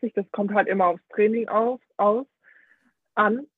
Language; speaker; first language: German; early bilingual, heritage; Danish